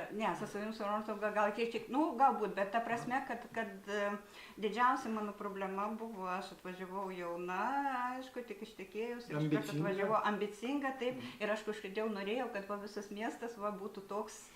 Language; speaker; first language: Lithuanian; native; Lithuanian